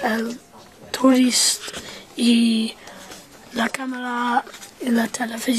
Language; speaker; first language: Spanish; non-native, learner; English